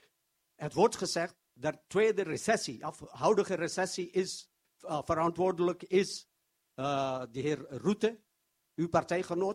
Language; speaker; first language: Dutch; non-native, fluent; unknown